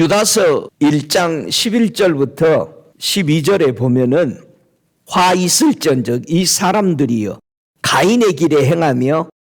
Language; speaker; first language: Korean; native; Korean